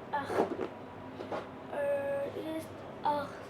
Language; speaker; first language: German; non-native, learner; Indonesian